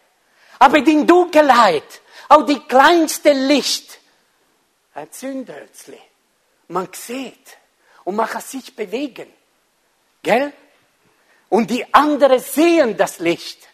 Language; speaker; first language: German; non-native, fluent; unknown